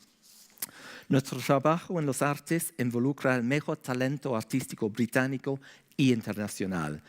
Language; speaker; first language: Spanish; non-native, fluent; English